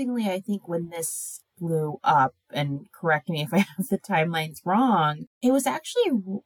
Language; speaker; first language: English; early bilingual, other home language; Korean